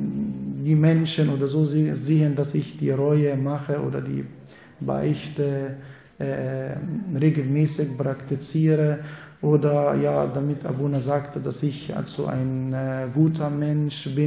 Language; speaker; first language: German; non-native, fluent; Arabic